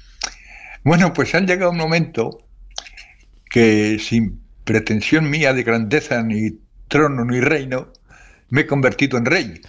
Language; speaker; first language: Spanish; native; Spanish